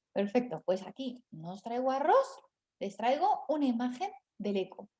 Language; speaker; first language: Spanish; native; Spanish